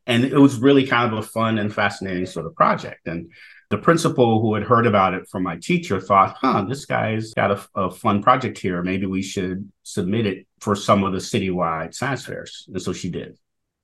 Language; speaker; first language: English; native; English